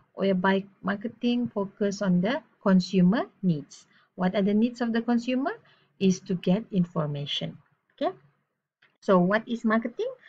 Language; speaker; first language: English; non-native, local second language; Malay